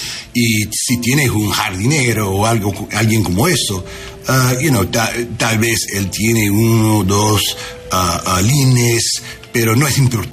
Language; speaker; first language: Spanish; non-native, learner; English